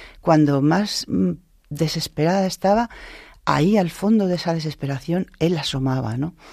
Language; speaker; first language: Spanish; native; Spanish